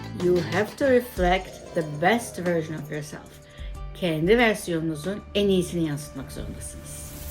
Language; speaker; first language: English; non-native, fluent; Turkish